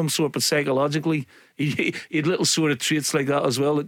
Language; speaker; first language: English; native; English